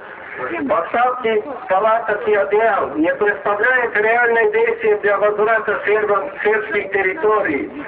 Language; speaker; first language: Russian; non-native, fluent; Serbian